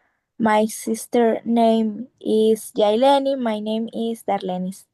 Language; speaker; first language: English; non-native, learner; Spanish